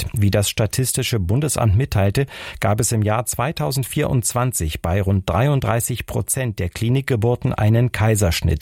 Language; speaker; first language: German; native; German